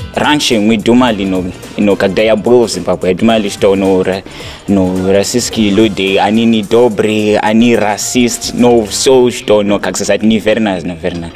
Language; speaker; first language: Russian; non-native, learner; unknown